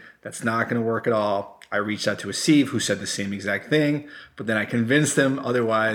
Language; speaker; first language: English; non-native, fluent; Spanish